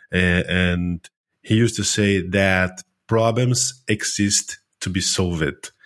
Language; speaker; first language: English; non-native, fluent; Portuguese